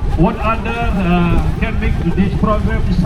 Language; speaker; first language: English; non-native, learner; Indonesian